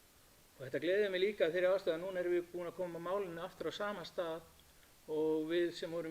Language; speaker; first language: Icelandic; native; Icelandic